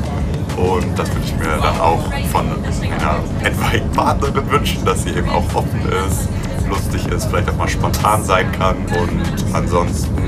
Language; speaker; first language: German; native; German